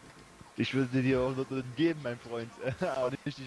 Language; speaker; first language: German; native; German